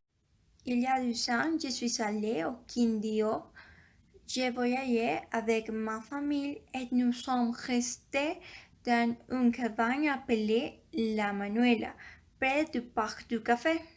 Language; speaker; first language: French; non-native, learner; Spanish